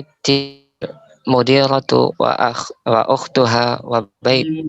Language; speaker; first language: Arabic; non-native, learner; Indonesian